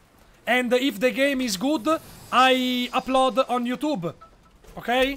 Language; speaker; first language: English; non-native, learner; Italian